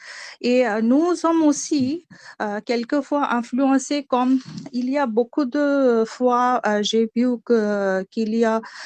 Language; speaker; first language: French; non-native, learner; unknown